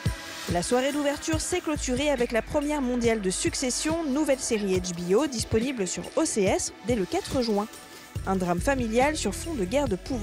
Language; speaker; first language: French; native; French